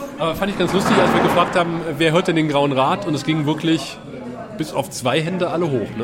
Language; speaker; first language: German; native; German